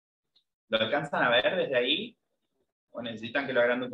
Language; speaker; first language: Spanish; native; Spanish